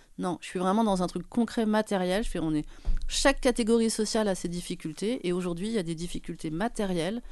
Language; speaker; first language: French; native; French